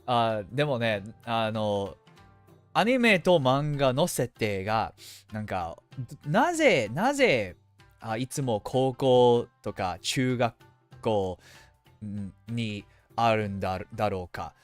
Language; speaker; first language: Japanese; non-native, fluent; English